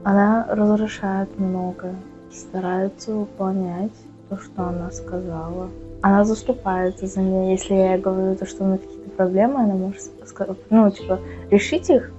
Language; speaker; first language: Russian; native; Russian